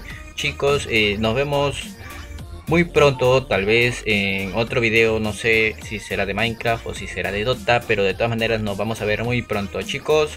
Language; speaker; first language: Spanish; native; Spanish